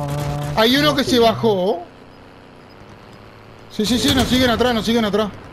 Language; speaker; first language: Spanish; native; Spanish